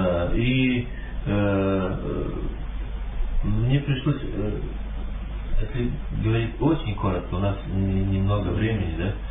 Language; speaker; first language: Russian; non-native, fluent; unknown